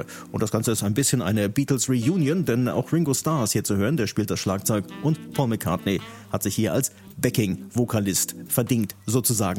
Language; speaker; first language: German; native; German